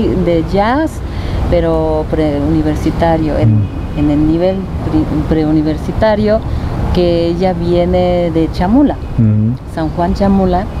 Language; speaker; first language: Spanish; non-native, fluent; Japanese